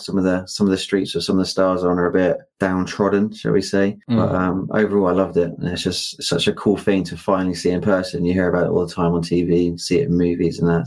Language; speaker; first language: English; native; English